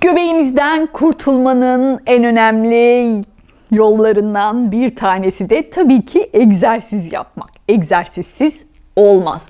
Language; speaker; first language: Turkish; native; Turkish